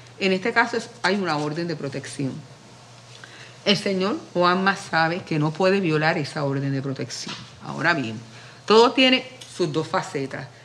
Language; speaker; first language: Spanish; native; Spanish